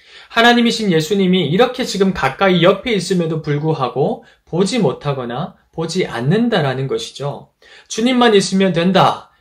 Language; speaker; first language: Korean; native; Korean